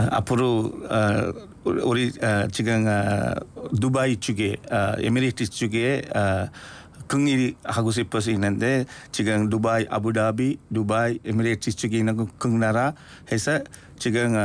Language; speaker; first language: Korean; non-native, learner; Sinhala